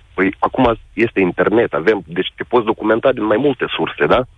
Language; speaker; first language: Romanian; native; Romanian